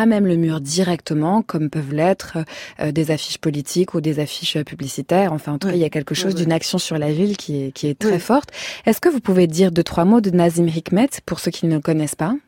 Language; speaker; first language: French; native; French